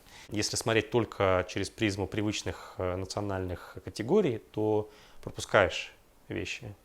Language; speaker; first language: Russian; native; Russian